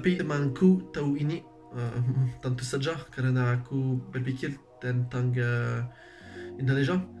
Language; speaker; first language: Indonesian; non-native, learner; French